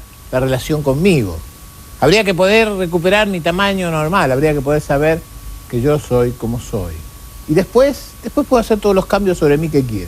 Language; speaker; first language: Spanish; native; Spanish